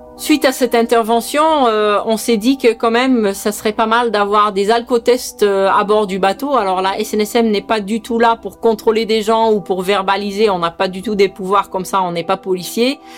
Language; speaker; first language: French; early bilingual, other home language; Dutch